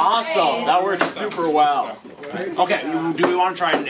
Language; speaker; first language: English; native; English